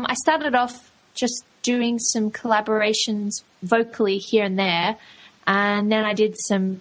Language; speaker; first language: English; native; English